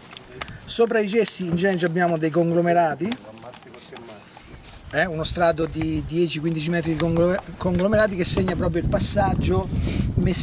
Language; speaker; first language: Italian; native; Italian